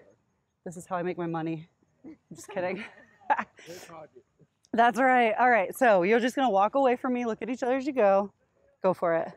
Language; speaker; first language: English; native; English